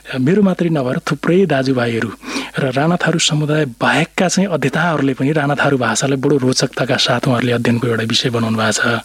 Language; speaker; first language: Nepali; non-native, local second language; Rana Tharu